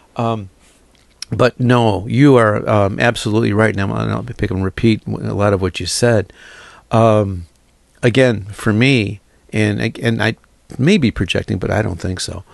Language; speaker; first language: English; native; English